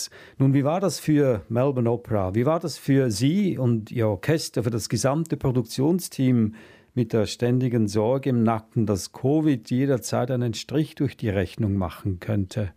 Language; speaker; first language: German; native; German